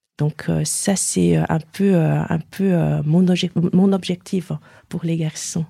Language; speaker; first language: French; non-native, fluent; Chinese